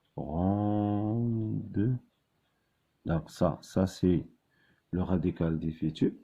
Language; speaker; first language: French; non-native, local second language; Arabic